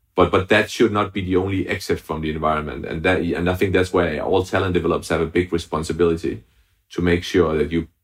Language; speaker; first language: English; non-native, fluent; Danish